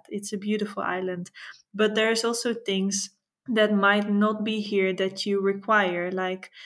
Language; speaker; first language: English; non-native, fluent; Dutch